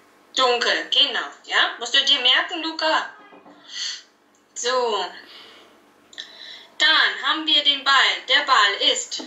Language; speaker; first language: German; native; German